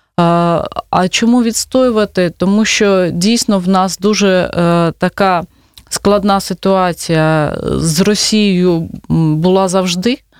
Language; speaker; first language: Ukrainian; non-native, local second language; Russian